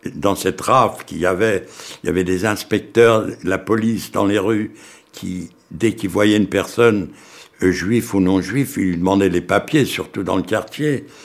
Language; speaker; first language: French; early bilingual, other home language; Yiddish